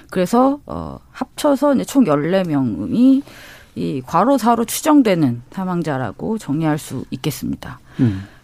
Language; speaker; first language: Korean; native; Korean